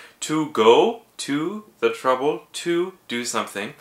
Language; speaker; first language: English; native; English